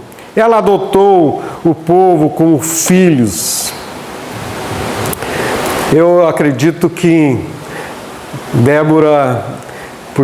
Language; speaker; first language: Portuguese; native; Portuguese